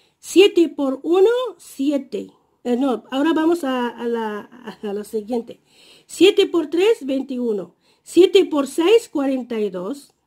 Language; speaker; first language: Spanish; non-native, fluent; Arabic